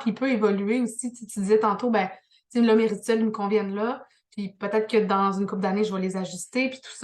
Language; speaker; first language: French; native; French